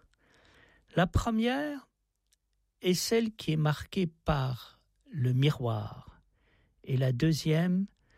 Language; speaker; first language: French; native; French